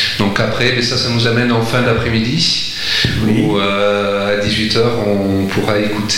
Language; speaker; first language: French; native; French